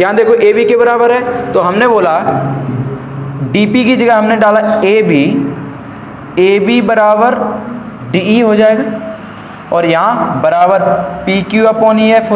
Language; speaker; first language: Hindi; native; Hindi